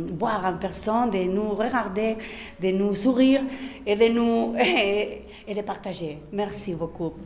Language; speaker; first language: French; non-native, learner; Spanish